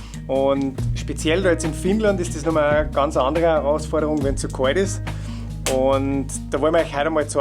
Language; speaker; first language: German; native; German